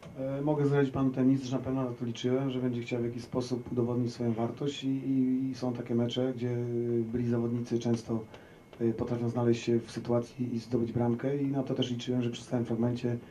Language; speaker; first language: Polish; native; Polish